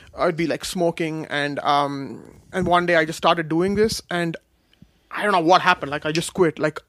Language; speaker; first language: English; non-native, local second language; Kashmiri